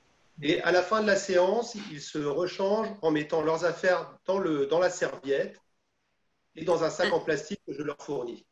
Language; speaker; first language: French; native; French